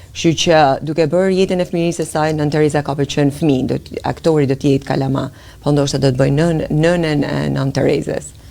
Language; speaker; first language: Albanian; native; Albanian